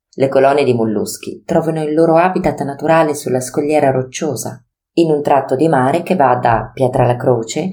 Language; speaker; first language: Italian; native; Italian